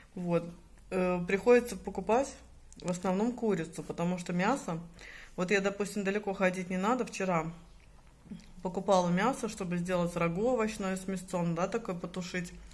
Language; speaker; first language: Russian; native; Russian